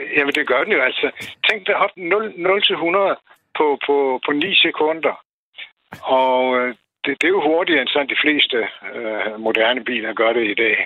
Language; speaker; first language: Danish; non-native, fluent; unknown